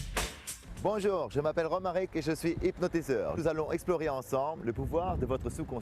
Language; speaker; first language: French; native; French